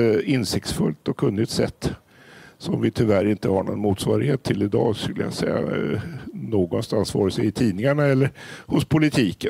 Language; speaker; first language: Swedish; native; Swedish